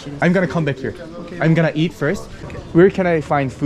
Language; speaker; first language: English; non-native, learner; Korean